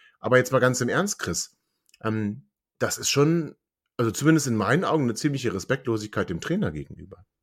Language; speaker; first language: German; native; German